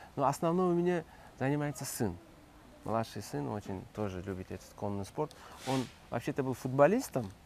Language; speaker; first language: Russian; non-native, local second language; Uzbek